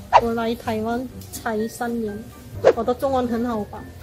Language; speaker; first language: Chinese; non-native, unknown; Korean